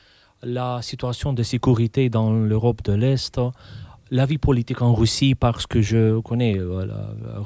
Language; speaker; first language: French; non-native, fluent; Romanian